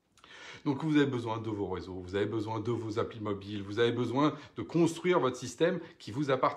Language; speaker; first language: French; native; French